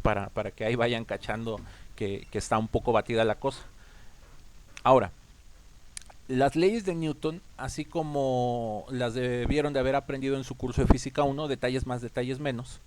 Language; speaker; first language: Spanish; native; Spanish